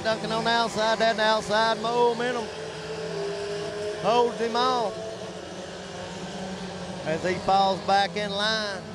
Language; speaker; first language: English; native; English